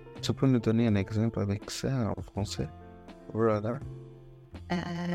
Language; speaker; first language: French; non-native, fluent; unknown